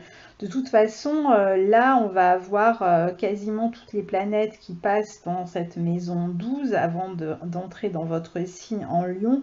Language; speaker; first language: French; native; French